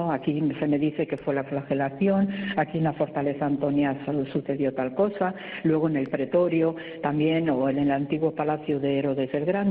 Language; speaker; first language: Spanish; native; Spanish